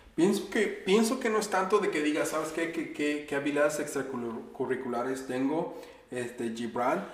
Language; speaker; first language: Spanish; native; Spanish